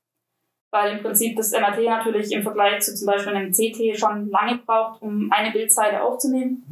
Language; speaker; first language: German; native; German